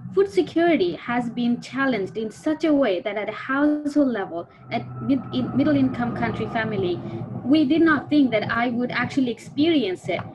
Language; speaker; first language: English; non-native, local second language; Bangla